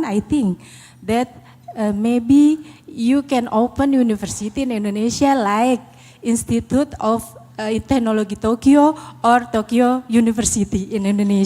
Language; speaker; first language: English; non-native, learner; Indonesian